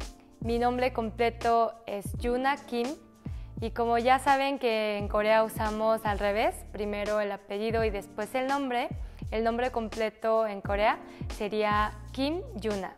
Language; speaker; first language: Spanish; early bilingual, other home language; Korean